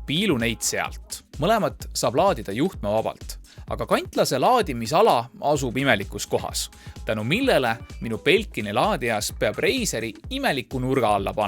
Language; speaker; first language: Estonian; native; Estonian